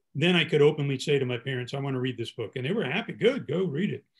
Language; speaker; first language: English; native; English